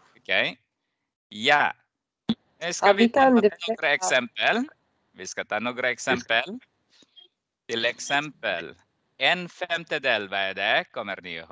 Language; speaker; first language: Swedish; non-native, fluent; Arabic